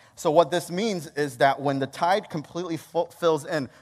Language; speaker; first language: English; native; English